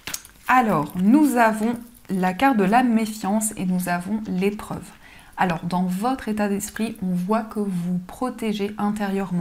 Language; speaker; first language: French; native; French